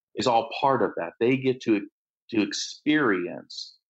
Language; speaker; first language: English; native; English